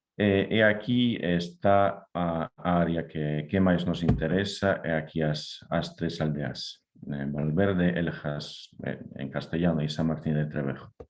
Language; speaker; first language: Galician; non-native, fluent; Polish